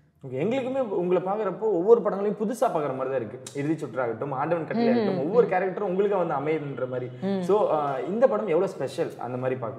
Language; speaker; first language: Tamil; native; Tamil